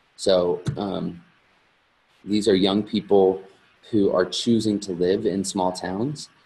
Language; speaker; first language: English; native; English